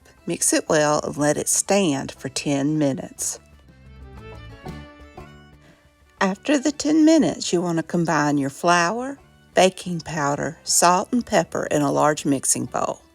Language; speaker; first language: English; native; English